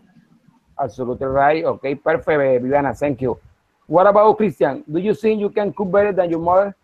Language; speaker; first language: English; non-native, learner; Spanish